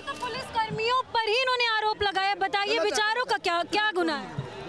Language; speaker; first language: Hindi; native; Hindi